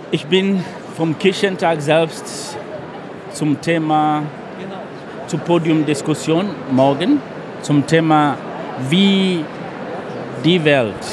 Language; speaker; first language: German; non-native, fluent; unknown